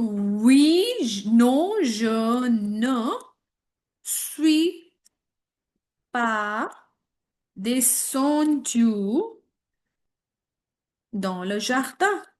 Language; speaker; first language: French; non-native, fluent; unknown